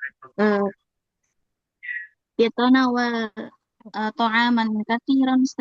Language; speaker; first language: Arabic; non-native, learner; Indonesian